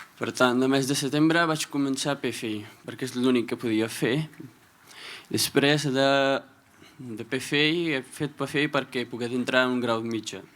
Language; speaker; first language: Catalan; non-native, fluent; Punjabi